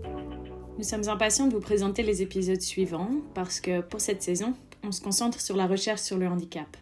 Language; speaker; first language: French; native; French